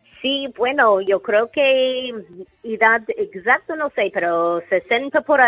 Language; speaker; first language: Spanish; non-native, fluent; English